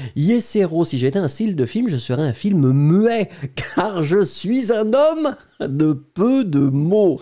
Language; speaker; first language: French; native; French